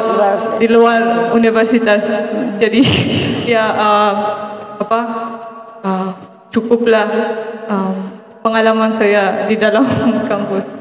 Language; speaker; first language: Indonesian; non-native, fluent; Maranao